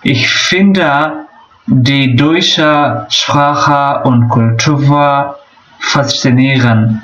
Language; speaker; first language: German; non-native, fluent; Pashto